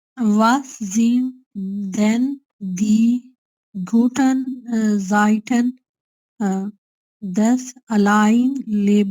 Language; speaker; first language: German; non-native, learner; Urdu